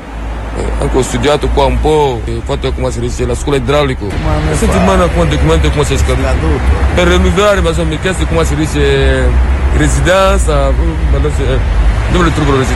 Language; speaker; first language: Italian; non-native, learner; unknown